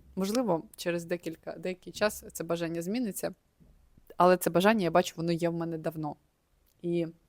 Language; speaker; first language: Ukrainian; native; Ukrainian